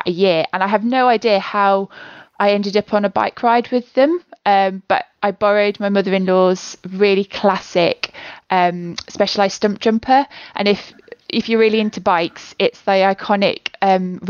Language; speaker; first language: English; native; English